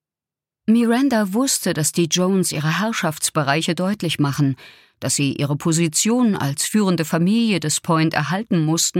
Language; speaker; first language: German; native; German